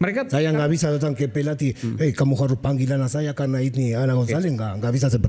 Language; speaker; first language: Indonesian; non-native, fluent; Spanish